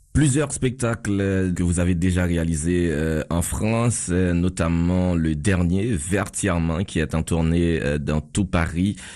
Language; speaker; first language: French; non-native, local second language; Haitian Creole